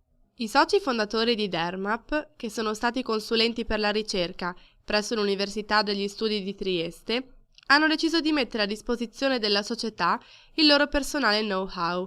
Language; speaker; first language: Italian; native; Italian